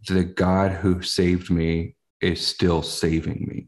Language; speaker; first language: English; native; English